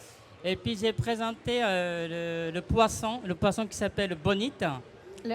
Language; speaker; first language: French; non-native, fluent; Japanese